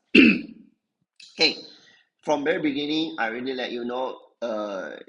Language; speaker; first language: English; non-native, local second language; Chinese